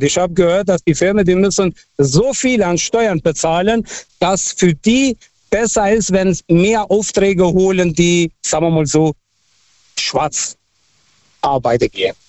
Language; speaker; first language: German; non-native, fluent; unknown